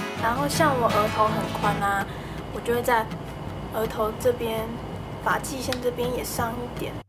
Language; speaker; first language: Chinese; native; Chinese